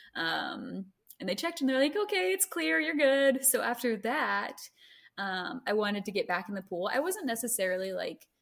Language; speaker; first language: English; native; English